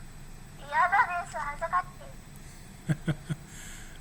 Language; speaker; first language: Japanese; non-native, learner; Indonesian